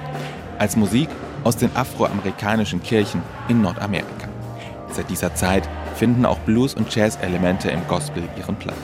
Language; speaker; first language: German; native; German